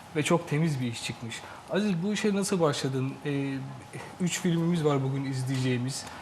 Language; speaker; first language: Turkish; native; Turkish